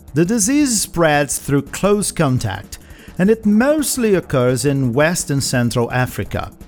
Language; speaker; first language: English; non-native, fluent; Portuguese